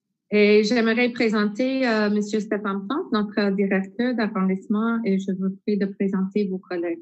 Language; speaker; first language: French; non-native, fluent; English